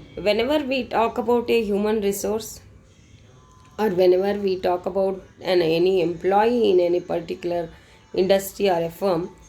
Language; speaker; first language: English; non-native, local second language; Kannada